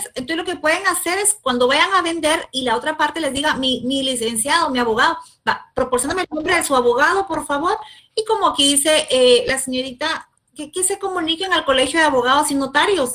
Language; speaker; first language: Spanish; native; Spanish